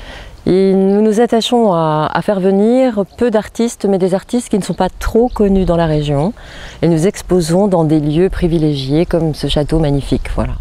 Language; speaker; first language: French; native; French